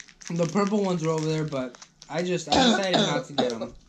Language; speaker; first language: English; early bilingual, other home language; Spanish